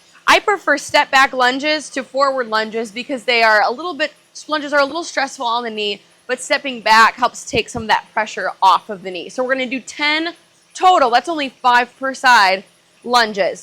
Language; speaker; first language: English; native; English